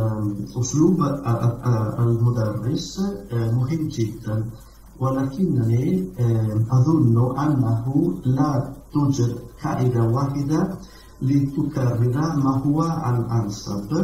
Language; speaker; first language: Arabic; non-native, learner; Italian